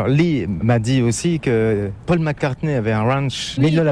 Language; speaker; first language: French; native; French